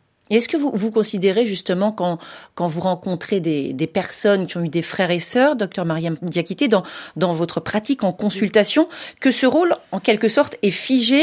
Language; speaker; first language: French; native; French